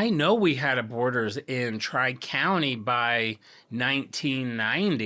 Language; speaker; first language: English; native; English